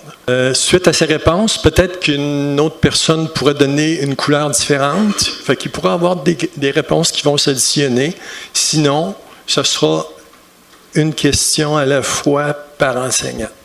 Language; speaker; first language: French; native; French